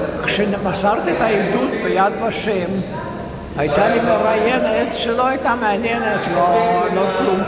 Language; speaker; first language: Hebrew; non-native, fluent; Yiddish